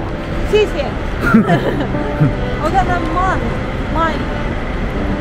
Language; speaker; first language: Chinese; non-native, learner; Armenian